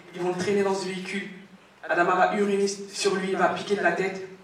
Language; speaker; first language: French; native; French